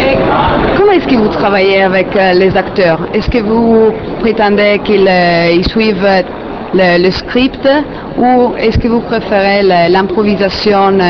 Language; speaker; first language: French; non-native, fluent; Italian